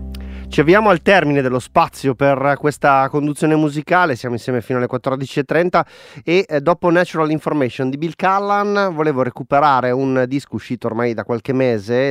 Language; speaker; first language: Italian; native; Italian